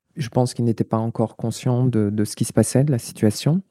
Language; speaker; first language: French; native; French